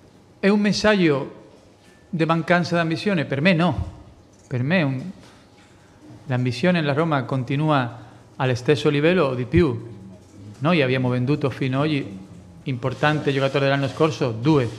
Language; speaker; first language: Italian; non-native, fluent; Spanish